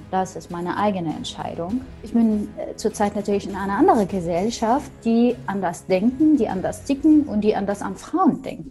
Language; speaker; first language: German; non-native, fluent; Arabic